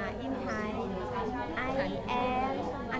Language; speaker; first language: English; non-native, learner; Thai